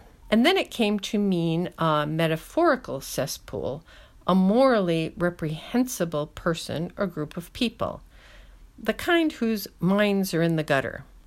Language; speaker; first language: English; native; English